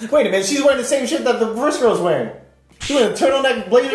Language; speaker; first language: English; native; English